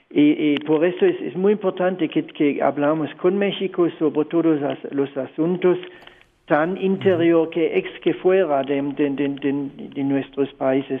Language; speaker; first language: Spanish; non-native, fluent; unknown